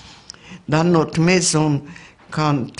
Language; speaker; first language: French; non-native, fluent; Hungarian